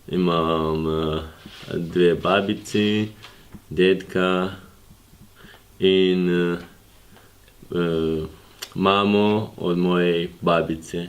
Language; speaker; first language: Slovenian; non-native, learner; Russian